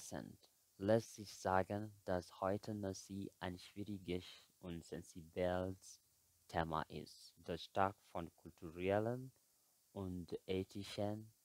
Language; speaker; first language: German; non-native, fluent; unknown